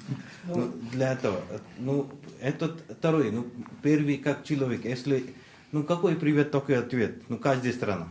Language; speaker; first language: Russian; non-native, learner; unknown